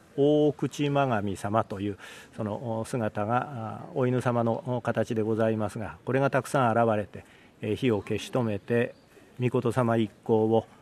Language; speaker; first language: Japanese; native; Japanese